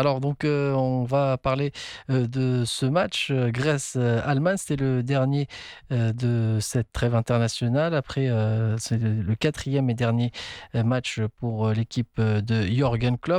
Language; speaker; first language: French; non-native, local second language; Arabic